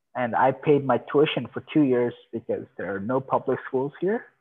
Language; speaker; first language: English; non-native, fluent; Persian